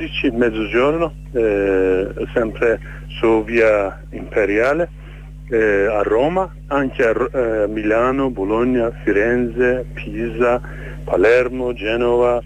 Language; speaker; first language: Italian; non-native, fluent; Kurdish